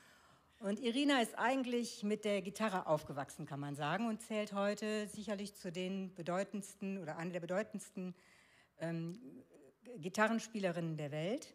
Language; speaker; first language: German; native; German